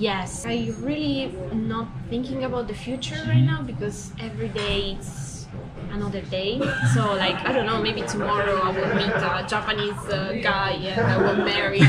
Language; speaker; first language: English; non-native, fluent; Italian